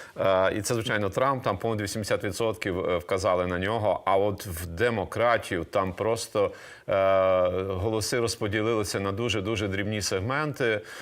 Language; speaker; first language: Ukrainian; native; Ukrainian